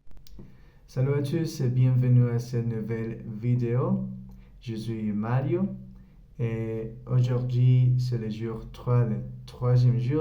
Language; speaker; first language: French; non-native, learner; Spanish